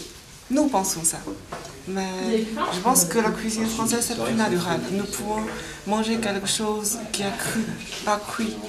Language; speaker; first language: French; non-native, fluent; Chinese